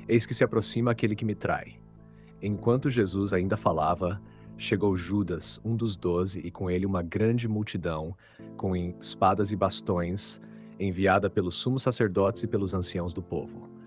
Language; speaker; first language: Portuguese; native; Portuguese